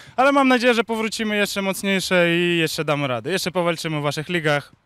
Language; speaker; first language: Polish; non-native, fluent; Ukrainian